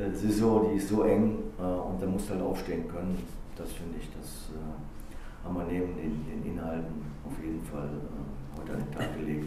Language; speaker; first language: German; native; German